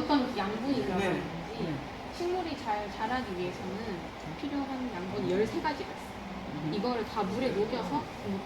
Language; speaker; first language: Korean; native; Korean